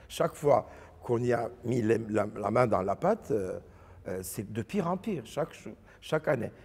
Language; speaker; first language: English; non-native, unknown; Turkish